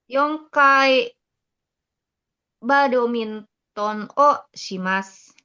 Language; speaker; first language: Japanese; non-native, learner; Indonesian